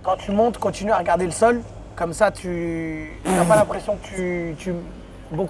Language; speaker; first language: French; native; French